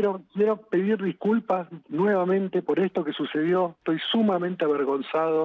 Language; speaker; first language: Spanish; native; Spanish